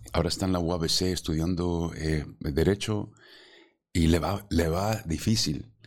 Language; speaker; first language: Spanish; early bilingual, heritage; Spanish